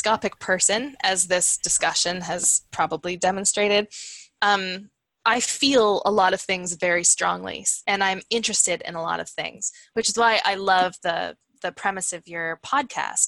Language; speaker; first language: English; native; English